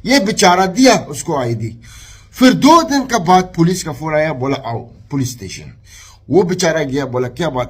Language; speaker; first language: Hindi; non-native, fluent; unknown